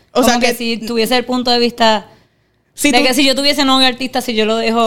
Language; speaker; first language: Spanish; native; Spanish